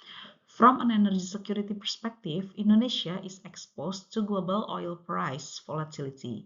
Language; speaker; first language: English; non-native, local second language; Indonesian